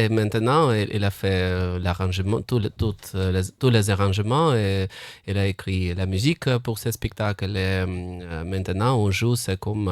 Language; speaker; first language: French; non-native, fluent; Russian